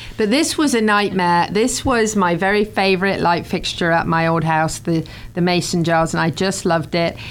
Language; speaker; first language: English; native; English